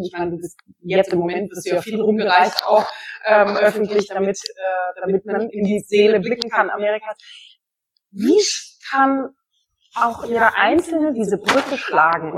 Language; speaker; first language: German; native; German